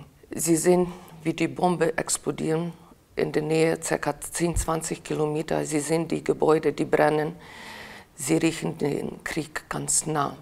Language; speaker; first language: German; non-native, fluent; Ukrainian